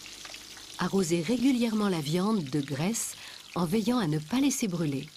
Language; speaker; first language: French; native; French